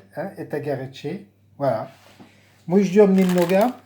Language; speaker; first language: Russian; non-native, learner; French